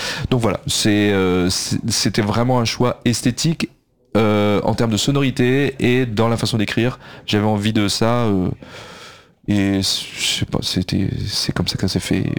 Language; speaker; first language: French; native; French